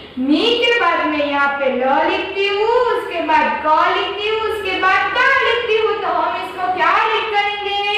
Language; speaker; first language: Hindi; non-native, local second language; Gujarati